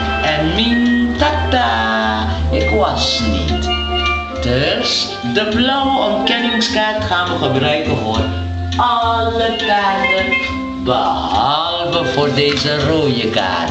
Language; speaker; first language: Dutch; non-native, local second language; Papiamento